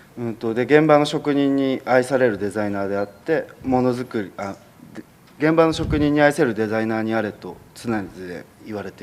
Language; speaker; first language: Japanese; native; Japanese